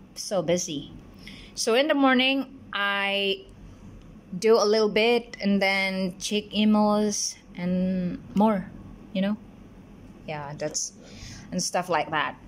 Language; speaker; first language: English; non-native, local second language; Cebuano